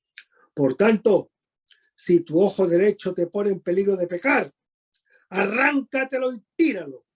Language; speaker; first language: Spanish; native; Spanish